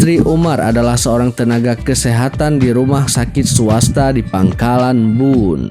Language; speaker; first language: Indonesian; native; Indonesian